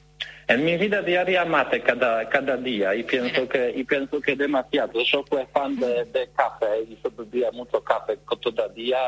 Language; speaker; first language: Spanish; non-native, learner; Polish